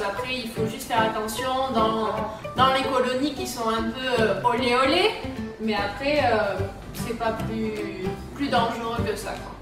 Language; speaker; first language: French; native; French